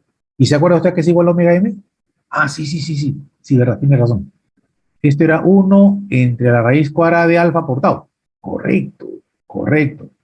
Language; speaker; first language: Spanish; native; Spanish